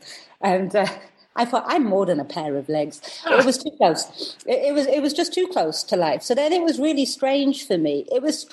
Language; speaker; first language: English; native; English